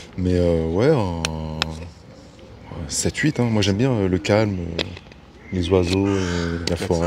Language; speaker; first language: French; native; French